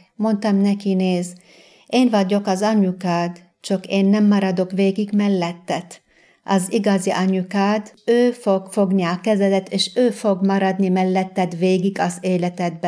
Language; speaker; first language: Hungarian; non-native, fluent; Arabic